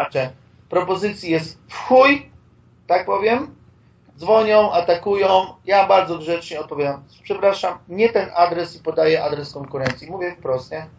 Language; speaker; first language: Polish; native; Polish